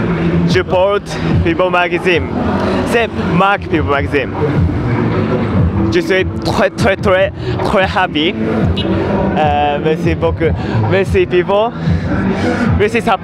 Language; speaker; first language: French; non-native, learner; Japanese